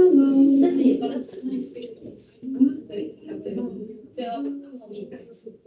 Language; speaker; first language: Chinese; native; Chinese